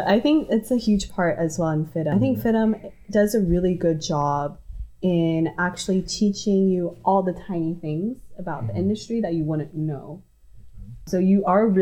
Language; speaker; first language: English; non-native, local second language; Cantonese